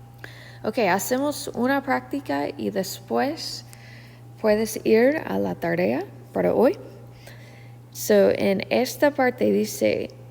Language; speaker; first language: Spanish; non-native, fluent; English